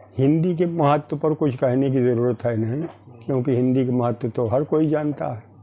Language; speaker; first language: Hindi; native; Hindi